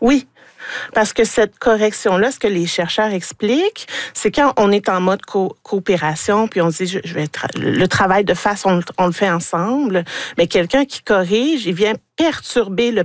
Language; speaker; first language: French; native; French